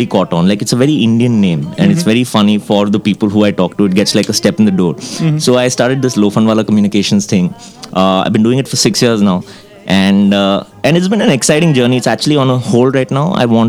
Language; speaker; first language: English; non-native, local second language; Hindi